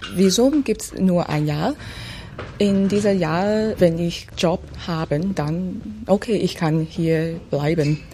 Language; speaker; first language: German; non-native, learner; Cantonese